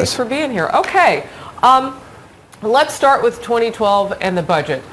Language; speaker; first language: English; native; English